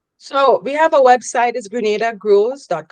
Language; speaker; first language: English; native; English